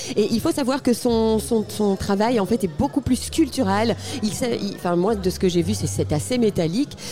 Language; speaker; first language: French; native; French